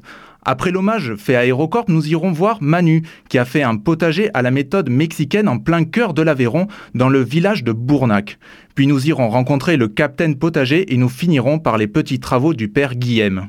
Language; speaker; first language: French; native; French